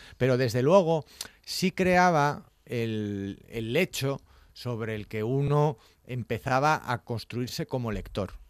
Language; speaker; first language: Spanish; native; Spanish